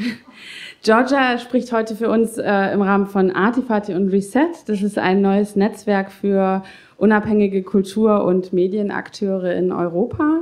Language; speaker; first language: German; native; German